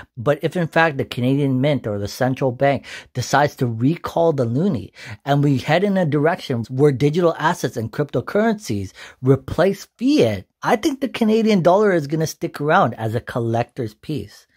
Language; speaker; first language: English; native; English